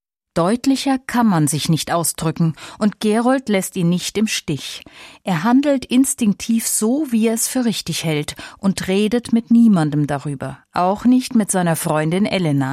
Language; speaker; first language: German; native; German